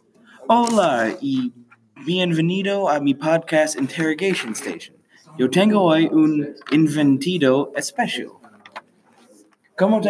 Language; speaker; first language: Spanish; non-native, learner; English